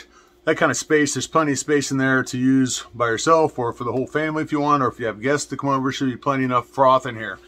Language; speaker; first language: English; native; English